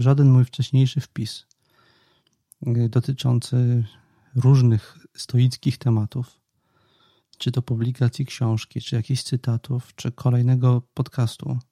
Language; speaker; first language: Polish; native; Polish